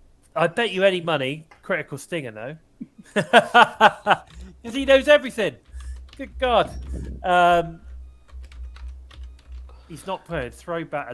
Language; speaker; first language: English; native; English